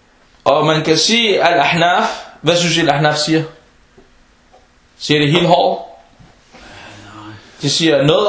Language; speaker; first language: Danish; non-native, fluent; Arabic